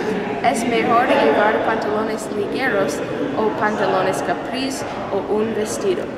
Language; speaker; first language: Spanish; non-native, learner; English